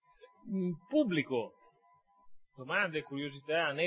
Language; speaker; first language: Italian; native; Italian